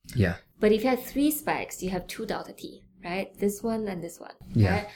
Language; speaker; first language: English; non-native, fluent; Chinese